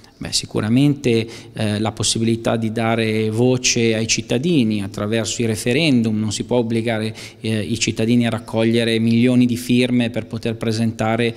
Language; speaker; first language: Italian; native; Italian